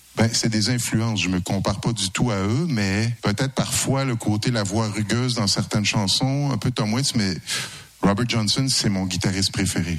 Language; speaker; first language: French; native; French